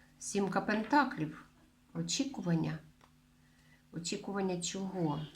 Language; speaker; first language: Ukrainian; non-native, local second language; Russian